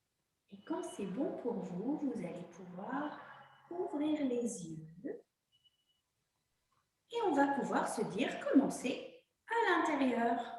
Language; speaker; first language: French; native; French